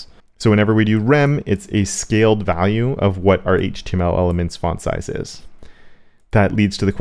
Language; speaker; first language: English; native; English